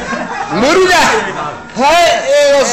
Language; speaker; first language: Japanese; non-native, fluent; English